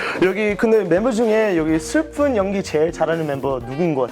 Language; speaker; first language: Korean; non-native, fluent; English